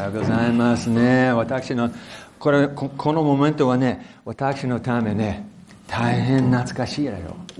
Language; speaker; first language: Japanese; early bilingual, other home language; English